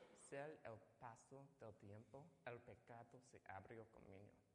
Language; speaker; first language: Spanish; non-native, learner; English